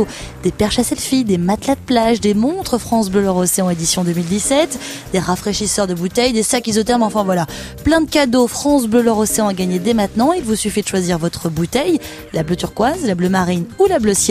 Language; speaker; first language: French; native; French